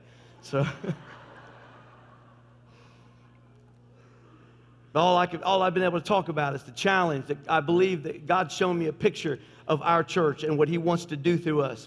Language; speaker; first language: English; native; English